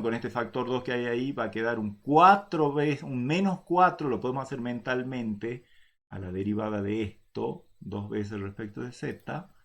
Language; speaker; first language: Spanish; native; Spanish